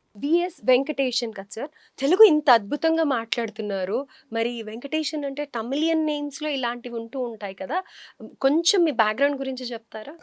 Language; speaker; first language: Telugu; native; Telugu